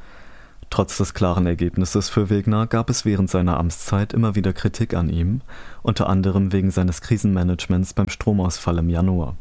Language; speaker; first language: German; native; German